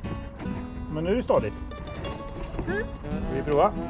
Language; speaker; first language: Swedish; native; Swedish